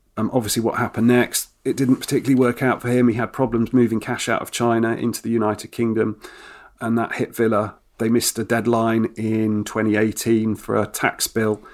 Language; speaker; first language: English; native; English